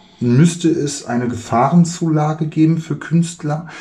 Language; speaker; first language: German; native; German